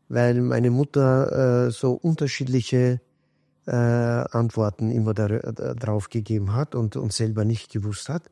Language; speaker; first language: German; non-native, fluent; Kurdish